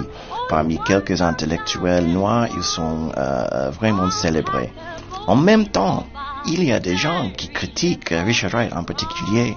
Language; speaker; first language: French; non-native, fluent; English